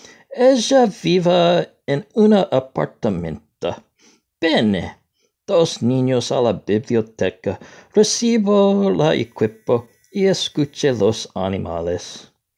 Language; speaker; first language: Spanish; non-native, learner; English